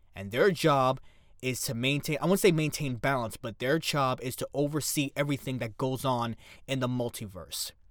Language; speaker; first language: English; native; English